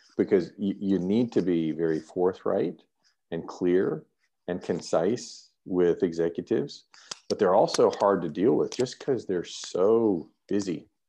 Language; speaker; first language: English; native; English